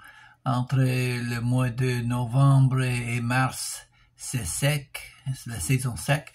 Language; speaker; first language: French; non-native, local second language; English